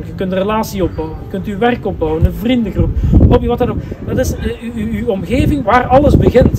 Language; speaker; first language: Dutch; native; Dutch